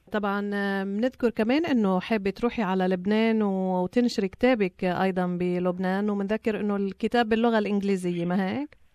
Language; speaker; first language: Arabic; native; Arabic